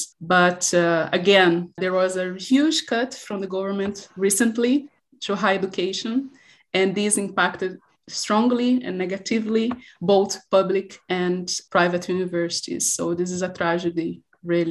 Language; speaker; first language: English; non-native, fluent; Portuguese